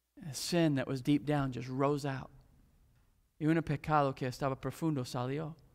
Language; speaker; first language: English; native; English